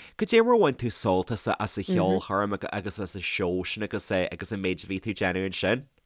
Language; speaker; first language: Irish; native; Irish